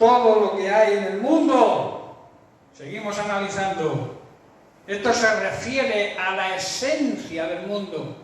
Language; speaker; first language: Spanish; native; Spanish